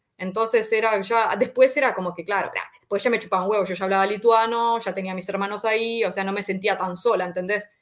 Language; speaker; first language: Spanish; native; Spanish